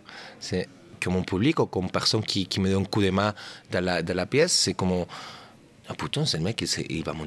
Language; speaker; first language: French; non-native, learner; Catalan